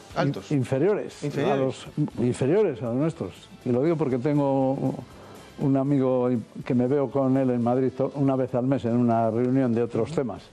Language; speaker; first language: Spanish; native; Spanish